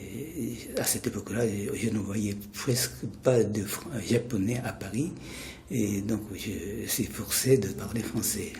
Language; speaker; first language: French; non-native, fluent; Japanese